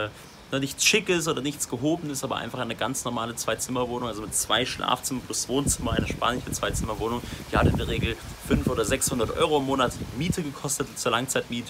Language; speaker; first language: German; native; German